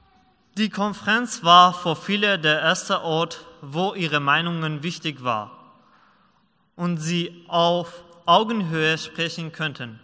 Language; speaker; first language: German; non-native, learner; Persian